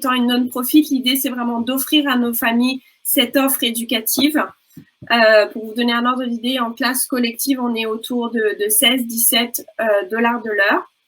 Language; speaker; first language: French; native; French